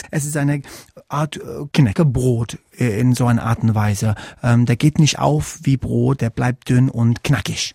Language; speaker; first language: German; non-native, fluent; English